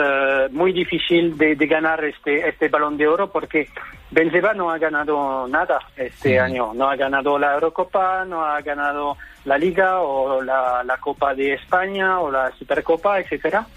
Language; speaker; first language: Spanish; non-native, fluent; French